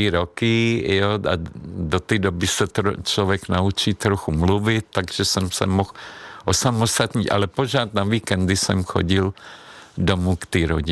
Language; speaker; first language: Czech; non-native, fluent; Hungarian